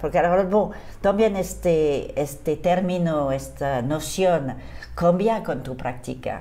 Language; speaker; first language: Spanish; non-native, fluent; French